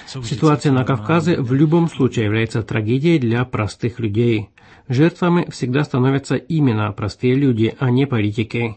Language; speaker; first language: Russian; native; Russian